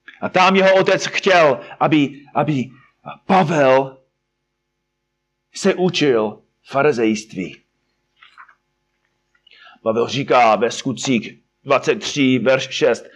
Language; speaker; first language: Czech; non-native, fluent; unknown